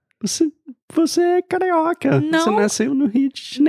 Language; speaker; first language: Portuguese; non-native, fluent; English